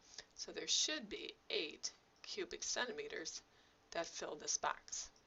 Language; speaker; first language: English; native; English